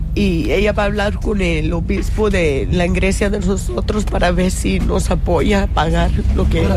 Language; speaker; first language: Spanish; native; Spanish